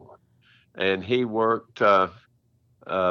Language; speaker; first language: English; native; English